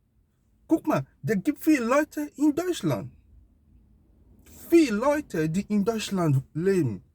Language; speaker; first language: German; non-native, learner; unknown